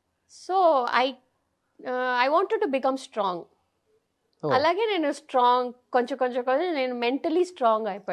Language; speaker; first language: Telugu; non-native, local second language; Tamil